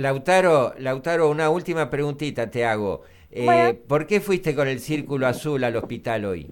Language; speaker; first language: Spanish; native; Spanish